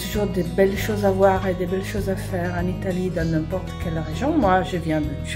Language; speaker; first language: French; non-native, fluent; Italian